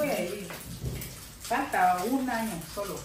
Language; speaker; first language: Spanish; non-native, learner; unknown